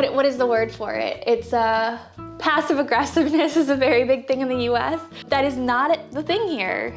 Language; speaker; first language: English; native; English